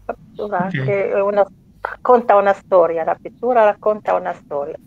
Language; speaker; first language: Italian; non-native, learner; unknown